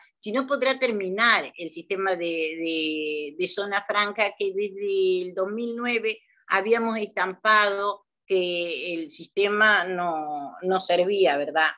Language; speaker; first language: Spanish; native; Spanish